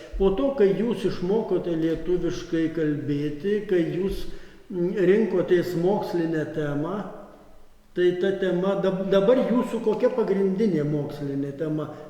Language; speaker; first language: Lithuanian; native; Lithuanian